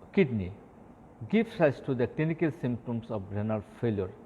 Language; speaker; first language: English; non-native, local second language; Bangla